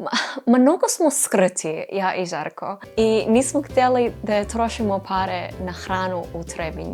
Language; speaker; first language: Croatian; non-native, learner; English